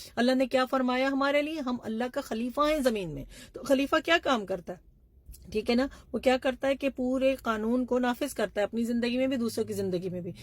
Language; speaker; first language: Urdu; native; Urdu